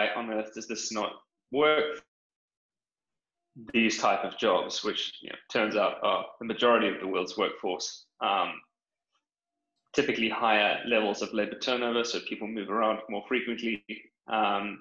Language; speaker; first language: English; native; English